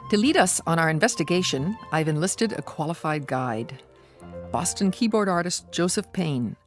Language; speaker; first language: English; native; English